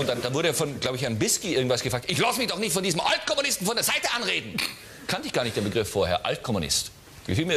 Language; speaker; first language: German; native; German